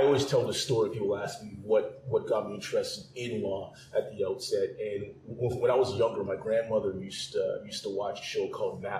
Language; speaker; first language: English; native; English